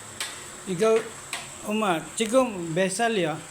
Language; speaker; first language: Korean; non-native, learner; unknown